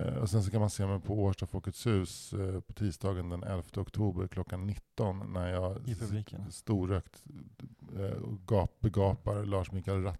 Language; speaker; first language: Swedish; native; Swedish